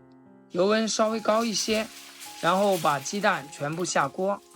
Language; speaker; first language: Chinese; native; Chinese